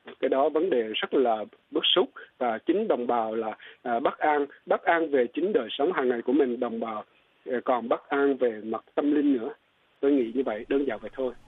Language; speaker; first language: Vietnamese; non-native, local second language; Eastern Cham